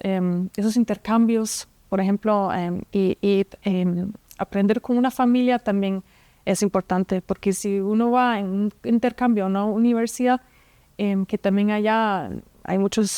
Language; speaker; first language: Spanish; non-native, fluent; German